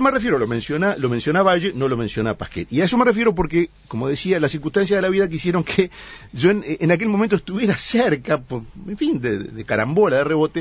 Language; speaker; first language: Spanish; native; Spanish